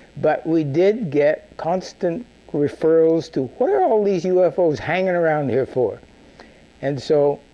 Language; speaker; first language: English; native; English